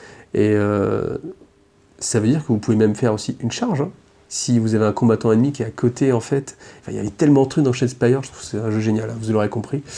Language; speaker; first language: French; native; French